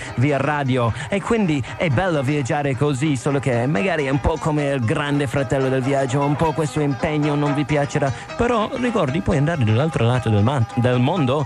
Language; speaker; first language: Italian; non-native, fluent; English